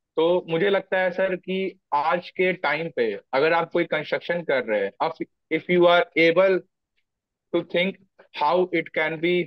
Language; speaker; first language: Hindi; native; Hindi